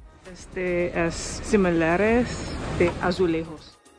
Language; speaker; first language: Spanish; non-native, learner; English